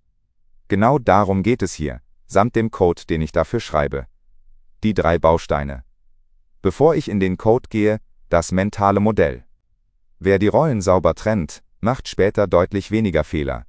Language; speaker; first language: German; native; German